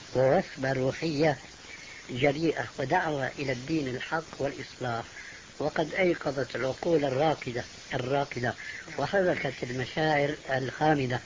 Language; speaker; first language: Arabic; early bilingual, other home language; Albanian